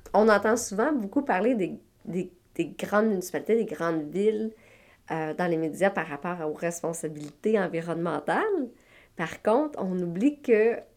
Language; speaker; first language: French; native; French